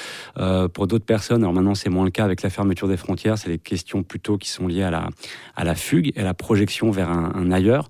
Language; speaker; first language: French; native; French